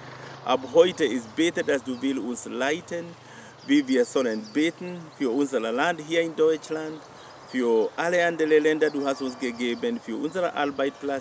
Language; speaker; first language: German; non-native, learner; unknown